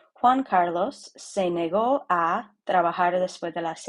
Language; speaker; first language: Spanish; non-native, fluent; English